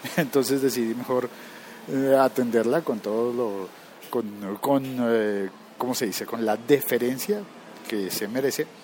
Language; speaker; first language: Spanish; native; Spanish